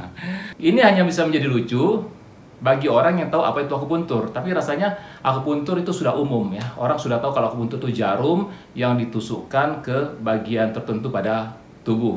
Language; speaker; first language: Indonesian; native; Indonesian